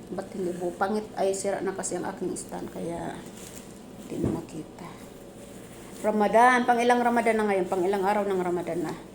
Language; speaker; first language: Filipino; non-native, local second language; Bikol